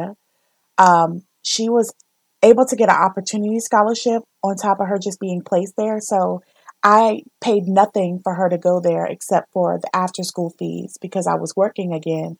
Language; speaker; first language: English; native; English